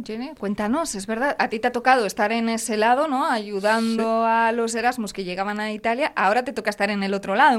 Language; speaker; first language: Spanish; native; Spanish